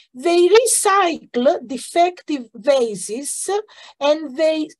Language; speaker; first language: English; non-native, fluent; Greek